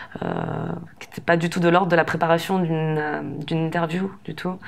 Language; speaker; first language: French; native; French